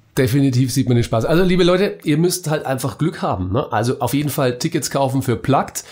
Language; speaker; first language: German; native; German